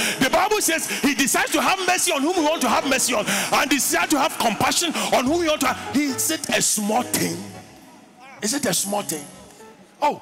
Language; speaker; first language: English; non-native, local second language; Akan